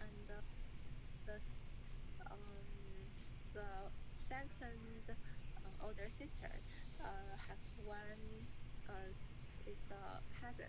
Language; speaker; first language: English; non-native, learner; Chinese